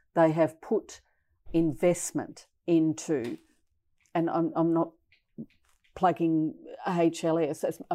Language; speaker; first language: English; native; English